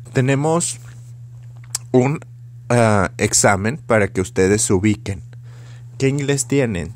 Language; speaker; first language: Spanish; native; Spanish